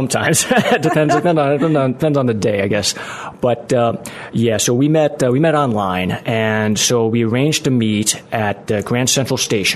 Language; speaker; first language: English; native; English